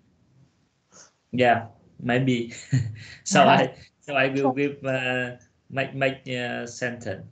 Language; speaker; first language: English; non-native, learner; Vietnamese